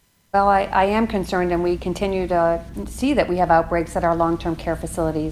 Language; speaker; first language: English; native; English